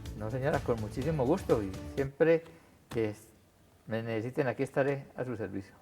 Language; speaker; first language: Spanish; native; Spanish